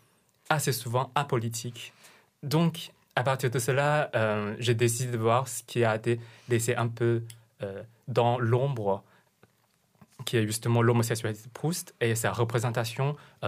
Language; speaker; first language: French; non-native, fluent; Chinese